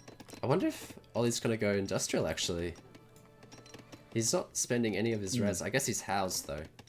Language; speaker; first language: English; native; English